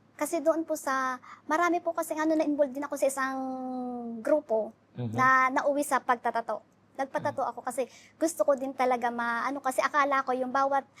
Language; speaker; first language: Filipino; native; Filipino